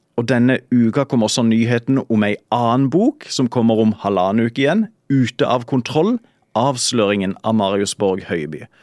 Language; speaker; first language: Norwegian; native; Norwegian